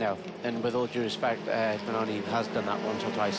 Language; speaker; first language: English; native; English